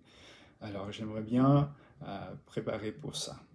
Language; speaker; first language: French; non-native, learner; English